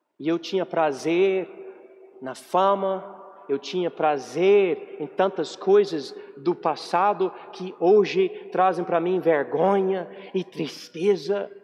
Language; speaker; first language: Portuguese; non-native, fluent; English